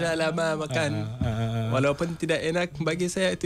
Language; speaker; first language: Indonesian; non-native, learner; Hausa